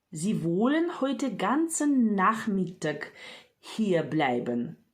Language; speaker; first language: German; non-native, fluent; Ukrainian